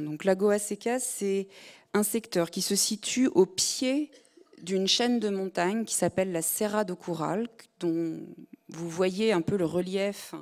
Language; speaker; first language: French; native; French